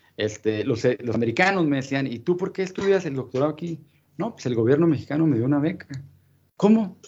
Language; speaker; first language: Spanish; native; Spanish